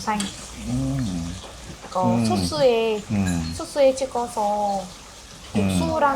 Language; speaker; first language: Korean; non-native, learner; Vietnamese